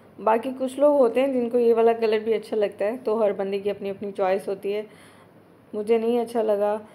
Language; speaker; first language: Urdu; native; Urdu